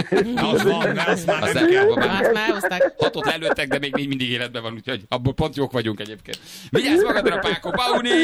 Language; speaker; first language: Hungarian; native; Hungarian